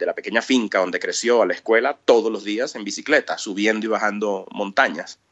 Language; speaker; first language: Spanish; native; Spanish